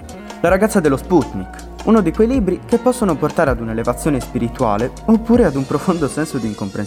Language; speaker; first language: Italian; native; Italian